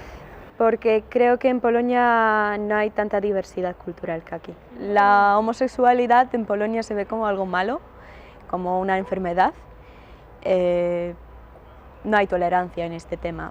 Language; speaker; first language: Spanish; non-native, fluent; Polish